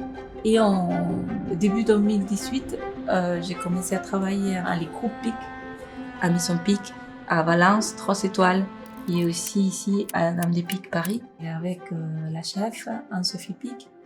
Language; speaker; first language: French; non-native, fluent; Spanish